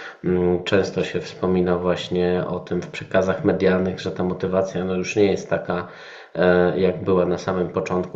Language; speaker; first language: Polish; native; Polish